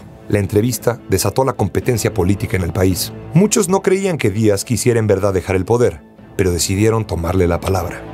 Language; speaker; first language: Spanish; native; Spanish